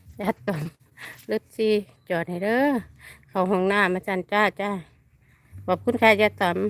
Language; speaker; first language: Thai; non-native, local second language; Lao